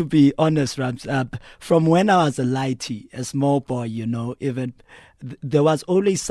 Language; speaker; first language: English; non-native, local second language; Xhosa